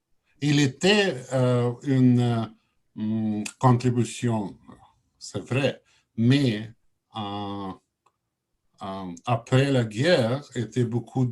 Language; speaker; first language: French; non-native, learner; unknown